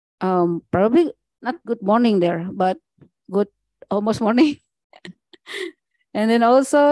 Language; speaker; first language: English; non-native, learner; Indonesian